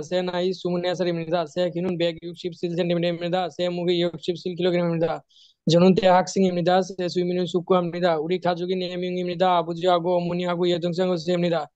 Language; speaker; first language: Korean; non-native, learner; Bangla